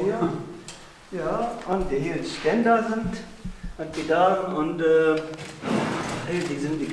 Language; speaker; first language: German; non-native, learner; Arabic